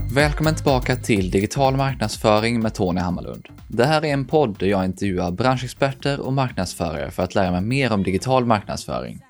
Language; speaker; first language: Swedish; native; Swedish